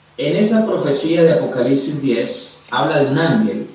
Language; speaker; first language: Spanish; native; Spanish